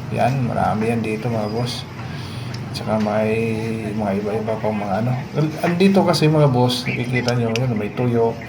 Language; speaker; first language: Filipino; non-native, local second language; Cebuano